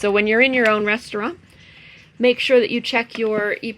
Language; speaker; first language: English; native; English